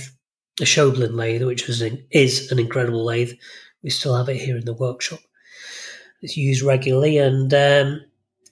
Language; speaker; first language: English; native; English